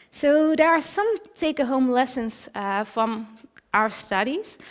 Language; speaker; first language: English; early bilingual, other home language; Dutch